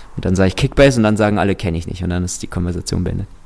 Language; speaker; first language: German; early bilingual, other home language; Russian